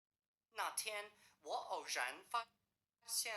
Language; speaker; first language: Chinese; non-native, learner; English